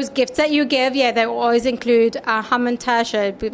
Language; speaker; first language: English; native; English